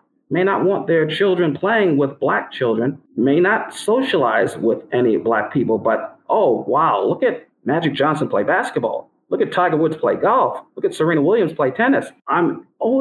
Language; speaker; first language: English; native; English